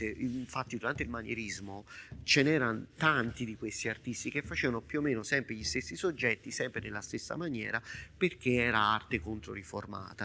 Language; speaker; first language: Italian; native; Italian